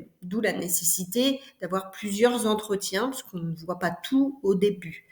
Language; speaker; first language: French; native; French